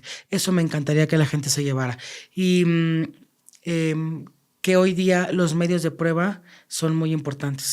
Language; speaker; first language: Spanish; native; Spanish